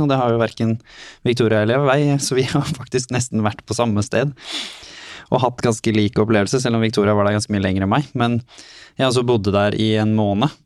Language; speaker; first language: Norwegian; native; Norwegian